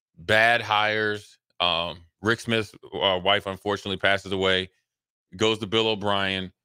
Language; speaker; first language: English; native; English